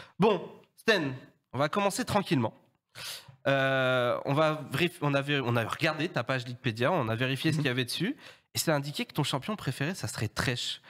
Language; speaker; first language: French; native; French